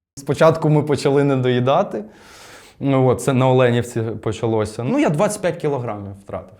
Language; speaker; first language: Ukrainian; non-native, local second language; Russian